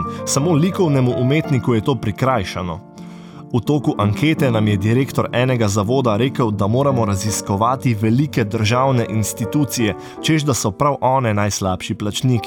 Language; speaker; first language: Slovenian; native; Slovenian